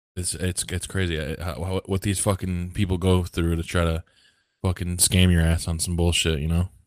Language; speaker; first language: English; early bilingual, other home language; Japanese